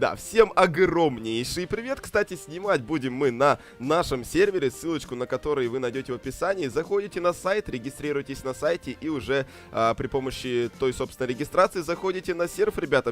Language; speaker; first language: Russian; native; Russian